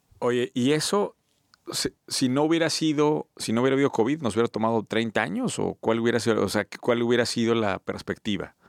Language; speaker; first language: Spanish; native; Spanish